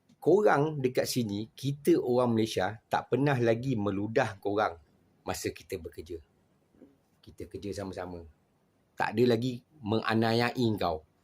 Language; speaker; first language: Malay; native; Malay